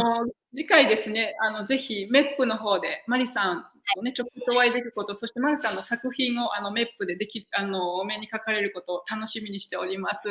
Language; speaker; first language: Japanese; native; Japanese